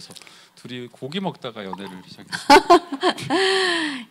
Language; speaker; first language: Korean; native; Korean